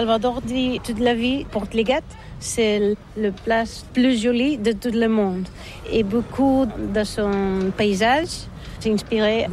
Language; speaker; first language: French; non-native, learner; Catalan